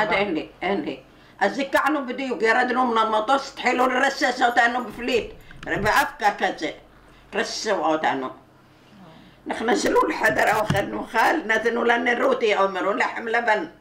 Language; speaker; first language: Hebrew; non-native, learner; Arabic